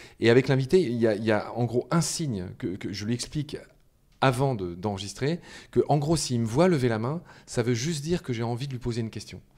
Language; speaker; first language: French; native; French